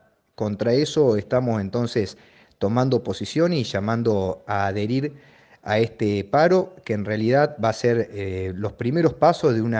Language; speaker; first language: Spanish; native; Spanish